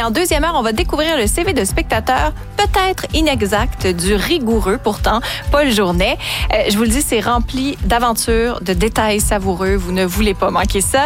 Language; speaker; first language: French; native; French